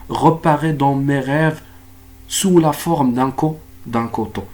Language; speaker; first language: French; non-native, local second language; Arabic